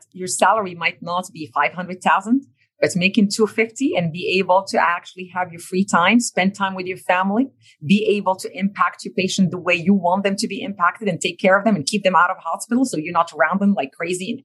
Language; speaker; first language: English; non-native, fluent; Arabic